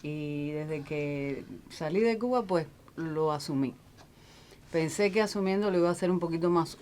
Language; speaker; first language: Spanish; native; Spanish